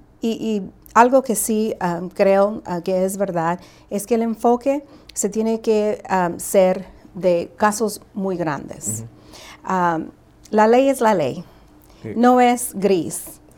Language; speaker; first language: Spanish; early bilingual, heritage; Spanish